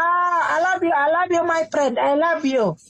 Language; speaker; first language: English; non-native, learner; Filipino